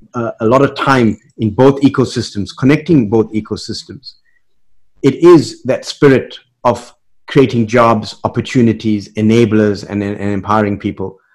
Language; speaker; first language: English; native; English